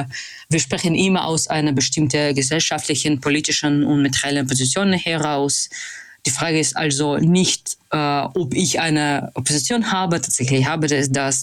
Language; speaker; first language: German; non-native, fluent; Russian